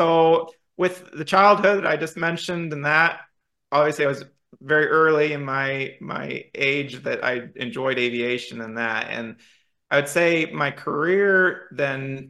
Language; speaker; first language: English; native; English